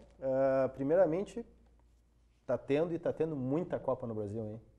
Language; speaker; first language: Portuguese; native; Portuguese